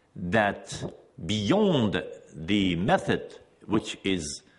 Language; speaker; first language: English; non-native, fluent; Persian